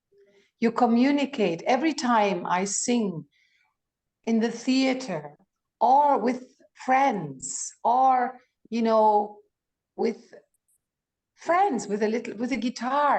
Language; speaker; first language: English; non-native, fluent; Greek